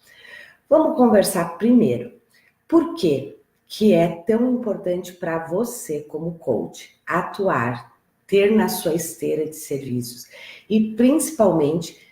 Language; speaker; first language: Portuguese; native; Portuguese